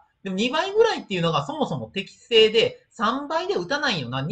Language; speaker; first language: Japanese; native; Japanese